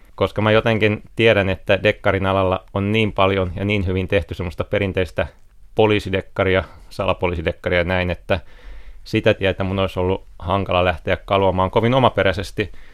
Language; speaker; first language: Finnish; native; Finnish